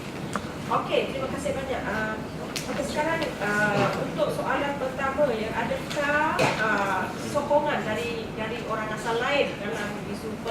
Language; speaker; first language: Malay; native; Malay